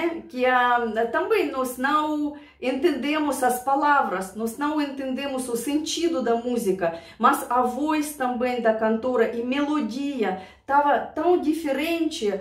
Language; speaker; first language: Portuguese; non-native, learner; Russian